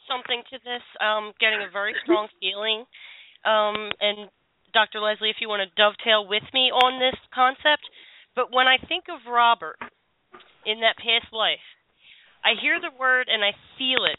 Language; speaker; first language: English; native; English